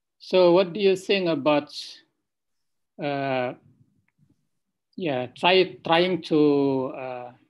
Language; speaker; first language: English; non-native, fluent; Indonesian